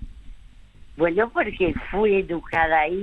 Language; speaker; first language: Spanish; early bilingual, other home language; French